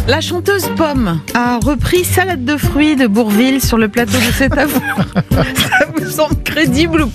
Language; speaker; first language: French; native; French